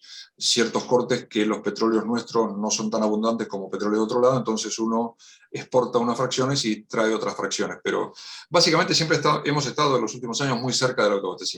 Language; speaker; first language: Spanish; native; Spanish